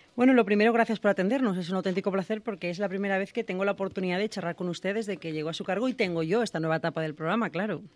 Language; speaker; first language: Spanish; non-native, local second language; Catalan